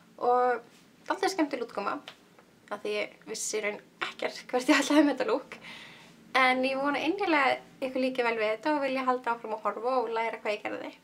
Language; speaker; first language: Icelandic; early bilingual, heritage; Icelandic